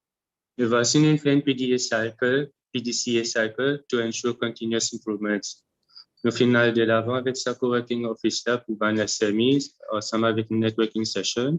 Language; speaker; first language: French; non-native, local second language; Morisyen